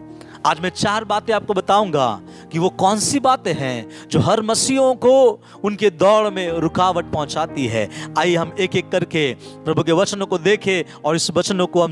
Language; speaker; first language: Hindi; non-native, local second language; Bangla